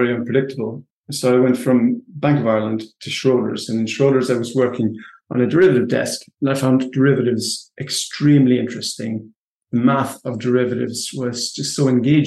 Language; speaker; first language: English; native; English